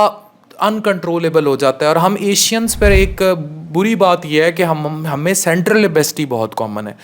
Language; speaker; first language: Urdu; native; Urdu